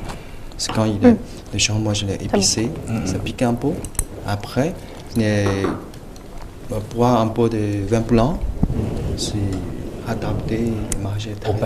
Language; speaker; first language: French; non-native, learner; Chinese